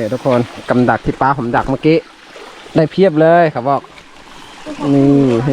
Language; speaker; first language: Thai; non-native, local second language; Karen languages